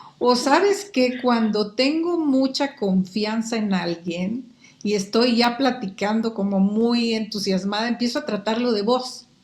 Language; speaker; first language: Spanish; native; Spanish